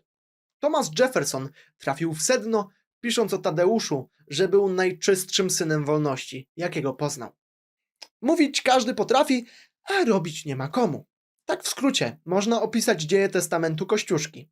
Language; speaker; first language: Polish; native; Polish